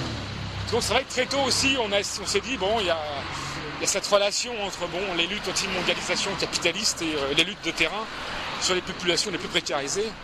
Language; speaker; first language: French; native; French